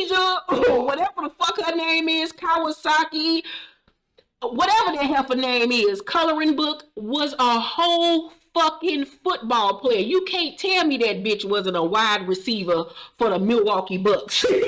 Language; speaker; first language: English; native; English